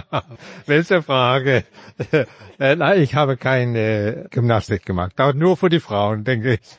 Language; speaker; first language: German; non-native, fluent; Danish